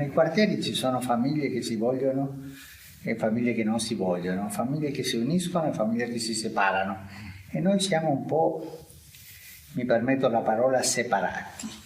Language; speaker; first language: Italian; non-native, fluent; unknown